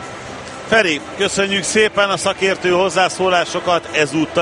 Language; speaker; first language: Hungarian; native; Hungarian